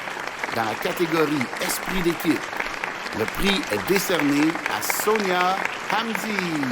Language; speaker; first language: French; native; French